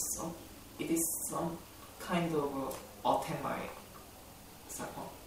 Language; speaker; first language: English; non-native, learner; Korean